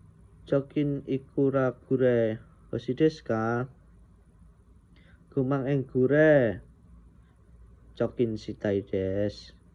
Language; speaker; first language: Japanese; non-native, learner; Indonesian